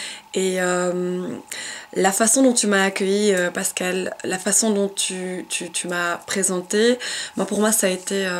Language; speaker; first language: French; native; French